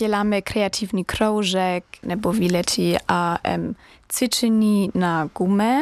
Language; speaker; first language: Czech; non-native, learner; German